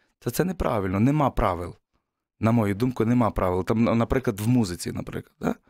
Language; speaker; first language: Ukrainian; native; Ukrainian